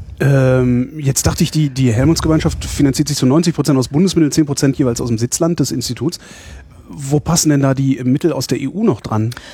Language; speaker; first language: German; native; German